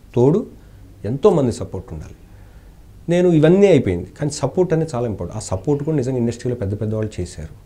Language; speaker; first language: Telugu; native; Telugu